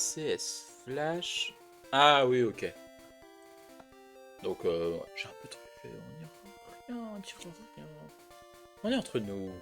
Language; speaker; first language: French; native; French